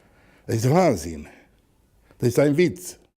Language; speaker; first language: German; non-native, learner; Hungarian